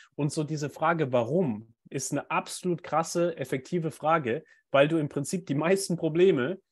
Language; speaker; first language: German; native; German